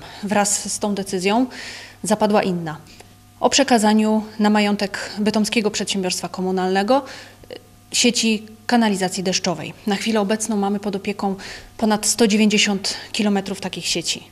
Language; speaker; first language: Polish; native; Polish